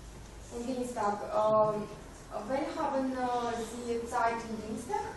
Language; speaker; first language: German; non-native, learner; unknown